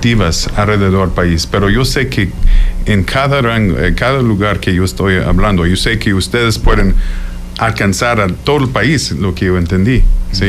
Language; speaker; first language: Spanish; non-native, fluent; English